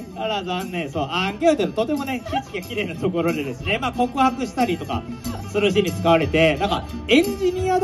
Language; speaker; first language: Japanese; native; Japanese